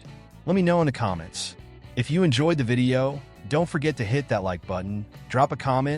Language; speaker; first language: English; native; English